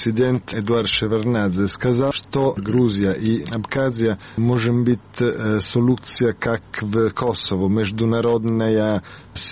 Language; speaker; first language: Russian; non-native, learner; Italian